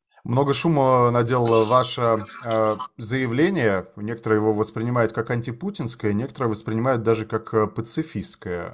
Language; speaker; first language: Russian; native; Russian